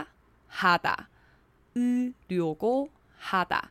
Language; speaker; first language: Korean; non-native, fluent; Chinese